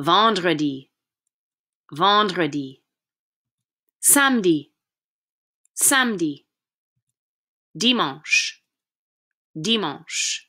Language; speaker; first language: French; non-native, fluent; English